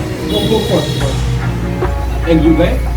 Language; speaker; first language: English; non-native, learner; Russian